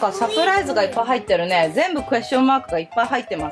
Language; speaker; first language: Japanese; native; Japanese